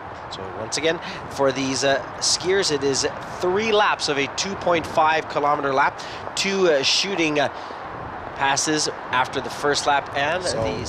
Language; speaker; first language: English; native; English